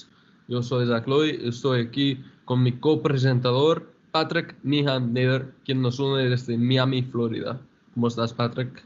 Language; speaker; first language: Spanish; non-native, fluent; English